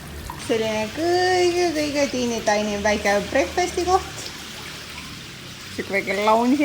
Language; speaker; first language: Estonian; native; Estonian